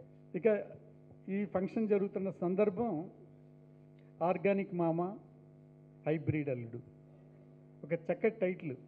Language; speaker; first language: Telugu; native; Telugu